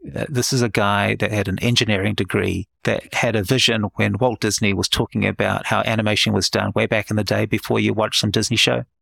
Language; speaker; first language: English; native; English